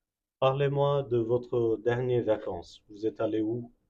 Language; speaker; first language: French; non-native, fluent; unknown